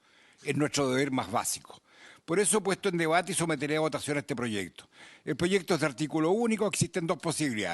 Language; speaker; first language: Spanish; native; Spanish